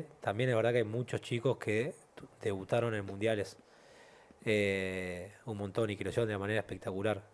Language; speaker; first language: Spanish; native; Spanish